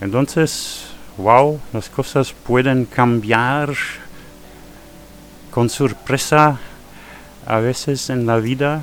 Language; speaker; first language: Spanish; non-native, fluent; German